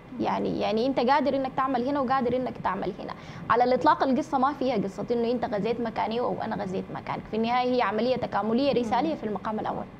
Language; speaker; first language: Arabic; native; Arabic